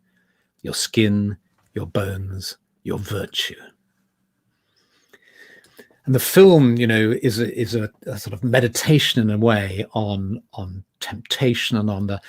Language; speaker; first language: English; native; English